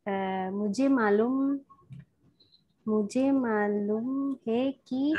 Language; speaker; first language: Hindi; non-native, learner; Indonesian